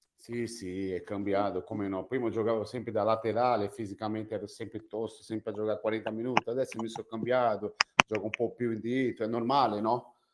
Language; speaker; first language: Italian; non-native, fluent; Portuguese